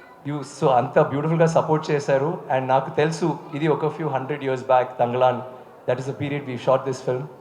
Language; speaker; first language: Telugu; non-native, local second language; Tamil